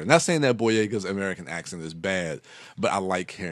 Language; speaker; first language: English; native; English